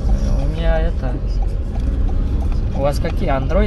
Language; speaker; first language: Russian; non-native, learner; Kyrgyz